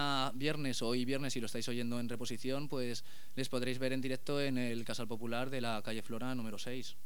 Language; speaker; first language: Spanish; native; Spanish